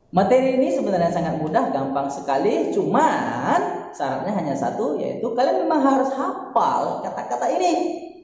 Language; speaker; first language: Indonesian; native; Indonesian